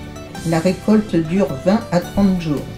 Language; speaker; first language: French; native; French